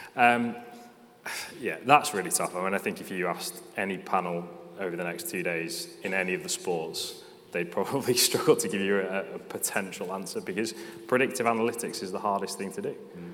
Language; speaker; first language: English; native; English